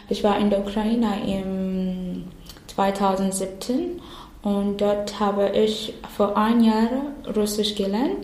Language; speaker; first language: German; non-native, learner; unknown